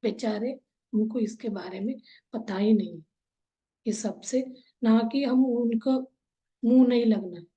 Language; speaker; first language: Hindi; non-native, local second language; Kannada